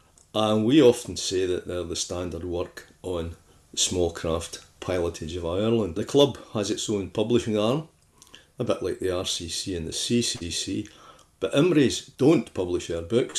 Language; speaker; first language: English; native; English